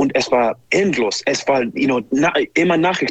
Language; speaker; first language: German; non-native, learner; English